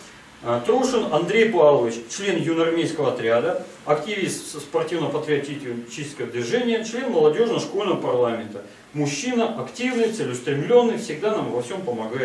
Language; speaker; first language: Russian; native; Russian